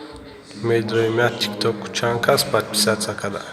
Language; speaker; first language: Russian; non-native, learner; Tajik